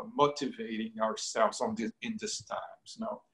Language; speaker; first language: English; non-native, fluent; Portuguese